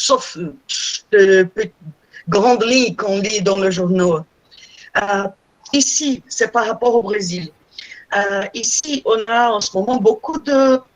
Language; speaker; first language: French; non-native, fluent; Portuguese